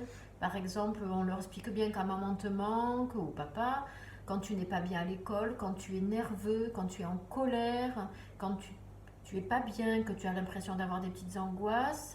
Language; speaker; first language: French; native; French